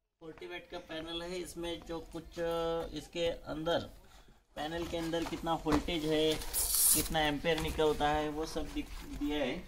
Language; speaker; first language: Hindi; non-native, local second language; Marathi